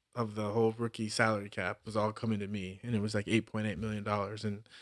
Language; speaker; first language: English; native; English